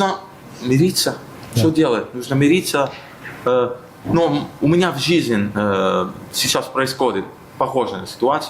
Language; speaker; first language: Russian; non-native, fluent; Italian